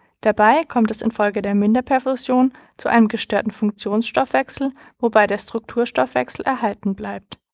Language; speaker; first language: German; native; German